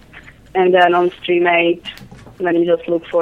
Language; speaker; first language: English; non-native, fluent; Czech